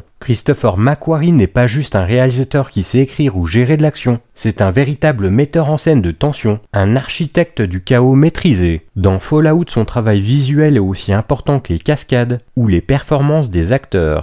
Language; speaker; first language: French; native; French